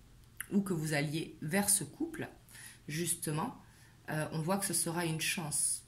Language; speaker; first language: French; native; French